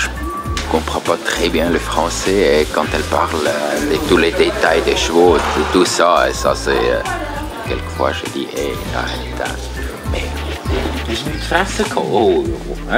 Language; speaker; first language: French; non-native, learner; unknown